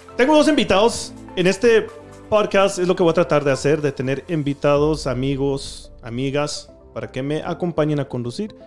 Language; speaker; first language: Spanish; early bilingual, heritage; Spanish